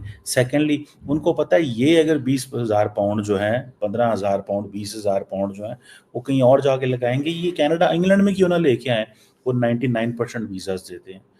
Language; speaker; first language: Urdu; non-native, local second language; Punjabi